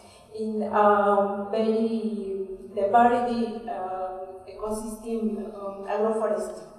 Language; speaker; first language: English; non-native, learner; Spanish